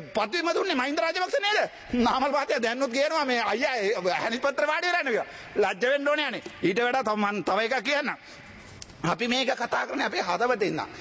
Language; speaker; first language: Sinhala; non-native, local second language; Tamil